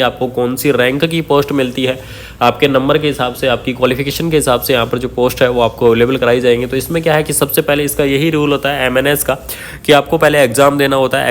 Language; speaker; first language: Hindi; native; Hindi